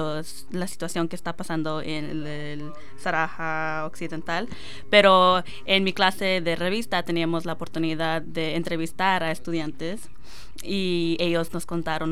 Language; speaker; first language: Spanish; non-native, fluent; English